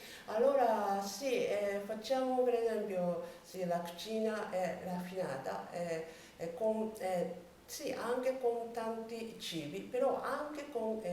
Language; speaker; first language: Italian; non-native, learner; Japanese